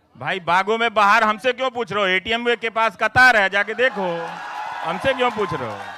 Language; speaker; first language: Hindi; non-native, local second language; Bhojpuri